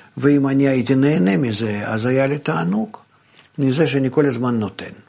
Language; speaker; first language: Hebrew; non-native, fluent; Russian